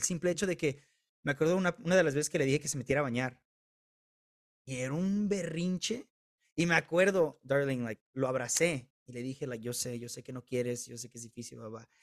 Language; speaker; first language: Spanish; early bilingual, heritage; Spanish